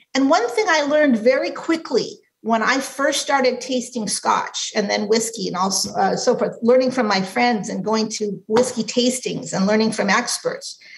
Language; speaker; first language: English; native; English